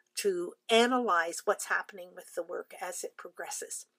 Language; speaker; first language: English; native; English